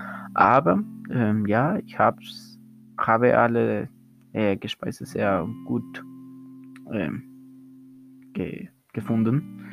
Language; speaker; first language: German; non-native, learner; Spanish